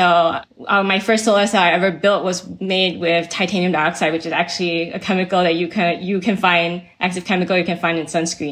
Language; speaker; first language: English; native; English